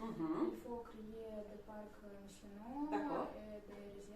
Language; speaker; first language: French; non-native, learner; Russian